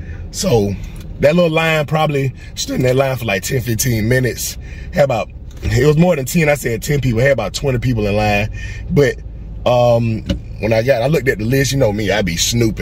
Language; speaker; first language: English; native; English